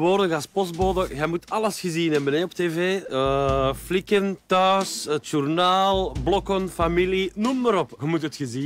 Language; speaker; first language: Dutch; native; Dutch